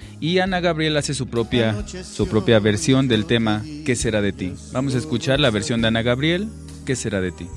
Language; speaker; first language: Spanish; native; Spanish